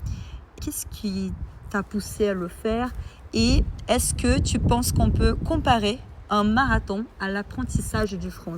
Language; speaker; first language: French; non-native, fluent; Portuguese